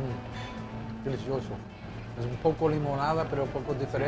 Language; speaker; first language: Spanish; non-native, learner; English